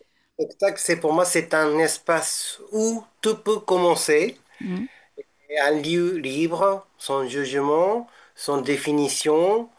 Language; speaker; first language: French; non-native, fluent; Japanese